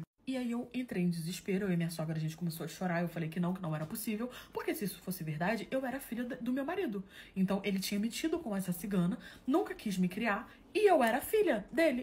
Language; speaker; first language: Portuguese; native; Portuguese